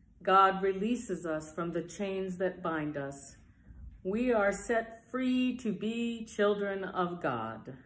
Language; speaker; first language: English; native; English